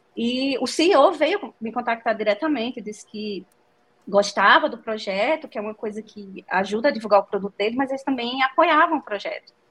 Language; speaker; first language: Portuguese; native; Portuguese